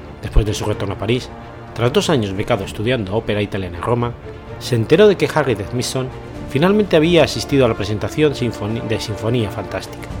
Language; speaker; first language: Spanish; native; Spanish